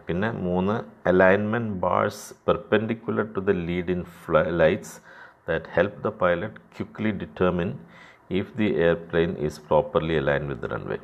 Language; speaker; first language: English; non-native, local second language; Malayalam